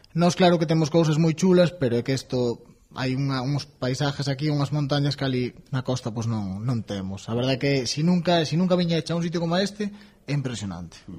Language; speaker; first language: Galician; native; Galician